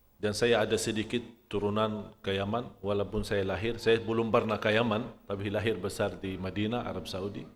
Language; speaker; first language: Malay; non-native, fluent; Arabic